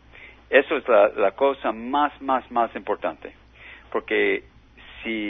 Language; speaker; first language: Spanish; non-native, learner; English